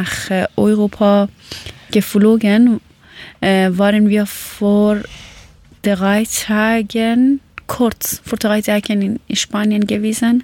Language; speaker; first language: German; non-native, fluent; Persian